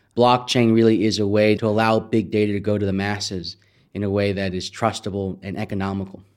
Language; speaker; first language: English; native; English